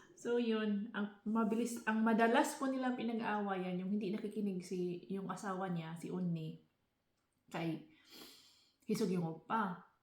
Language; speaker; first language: Filipino; non-native, local second language; Cebuano